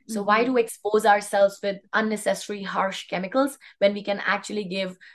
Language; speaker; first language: English; non-native, local second language; Hindi